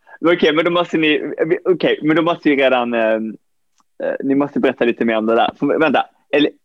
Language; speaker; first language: Swedish; native; Swedish